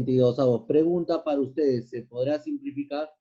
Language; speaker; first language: Spanish; native; Spanish